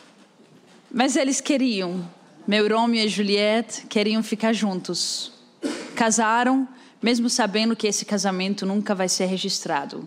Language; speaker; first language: Portuguese; non-native, fluent; Arabic